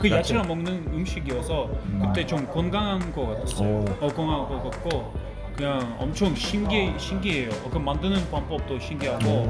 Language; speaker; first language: Korean; non-native, learner; Russian